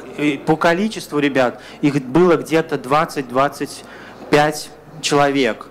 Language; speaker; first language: Russian; native; Russian